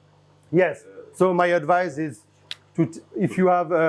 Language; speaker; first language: English; non-native, fluent; French